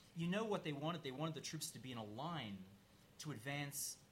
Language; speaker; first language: English; native; English